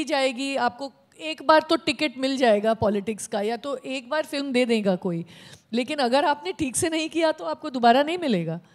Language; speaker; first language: Hindi; non-native, local second language; Telugu